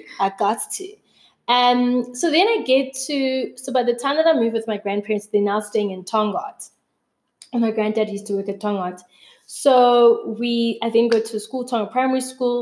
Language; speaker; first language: English; early bilingual, other home language; Zulu